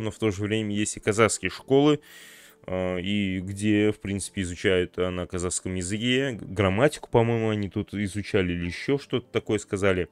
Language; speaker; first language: Russian; native; Russian